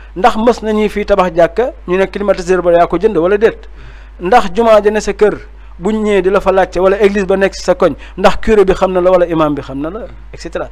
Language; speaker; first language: Wolof; native; Wolof